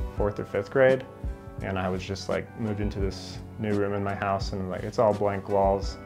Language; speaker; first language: English; native; English